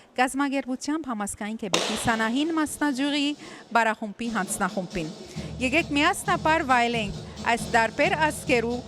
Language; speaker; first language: Armenian; early bilingual, heritage; Armenian